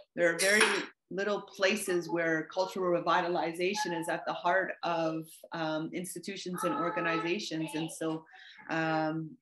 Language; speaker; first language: English; native; English